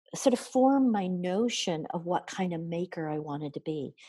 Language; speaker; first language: English; native; English